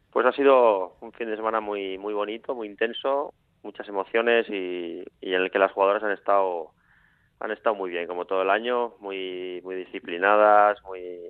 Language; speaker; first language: Spanish; native; Spanish